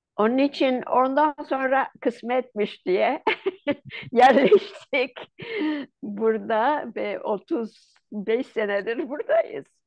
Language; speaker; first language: Turkish; non-native, local second language; Ladino